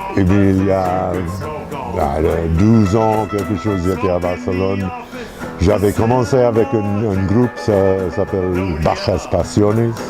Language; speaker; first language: French; non-native, fluent; English